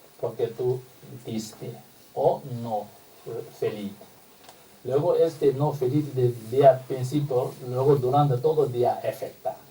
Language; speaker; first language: Spanish; non-native, learner; Tibetan